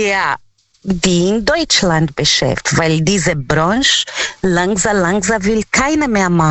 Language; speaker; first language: German; non-native, fluent; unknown